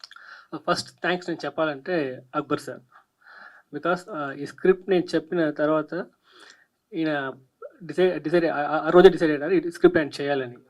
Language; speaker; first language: Telugu; non-native, learner; Tamil